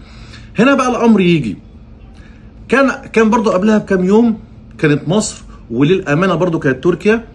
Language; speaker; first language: Arabic; native; Arabic